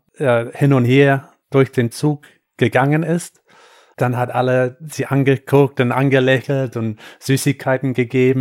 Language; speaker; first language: German; non-native, fluent; English